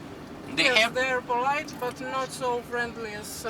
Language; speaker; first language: English; non-native, fluent; Croatian